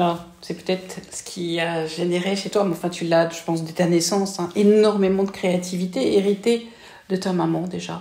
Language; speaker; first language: French; native; French